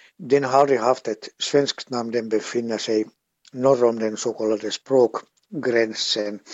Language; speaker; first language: Swedish; native; Swedish